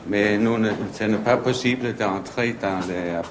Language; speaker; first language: French; non-native, learner; Danish